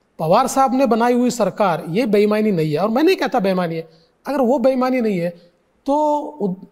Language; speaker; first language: Hindi; non-native, local second language; Marathi